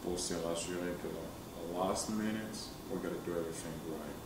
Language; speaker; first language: French; non-native, local second language; Swahili